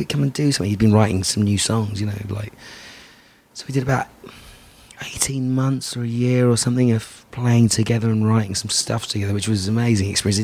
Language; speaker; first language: English; native; English